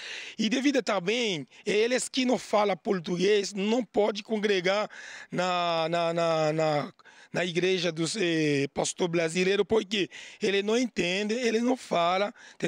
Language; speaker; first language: Portuguese; non-native, learner; Haitian Creole